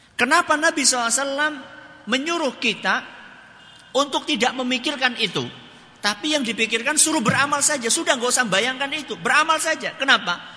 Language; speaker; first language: Indonesian; non-native, local second language; Javanese